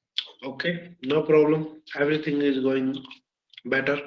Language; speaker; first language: English; non-native, learner; Hindi